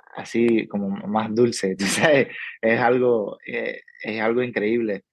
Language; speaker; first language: Spanish; early bilingual, heritage; Spanish